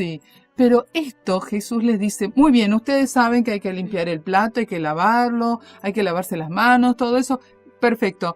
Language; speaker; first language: Spanish; native; Spanish